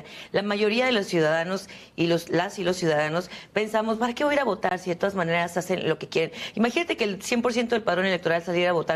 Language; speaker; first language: Spanish; native; Spanish